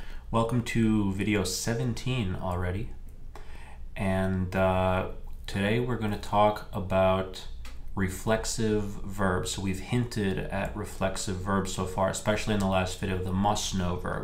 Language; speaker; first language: English; native; English